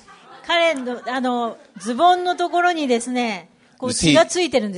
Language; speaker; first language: Japanese; native; Japanese